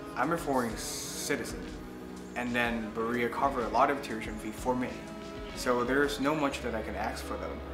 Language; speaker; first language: English; non-native, fluent; Chinese